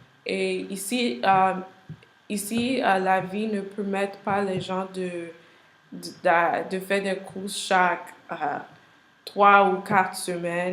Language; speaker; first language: French; non-native, learner; English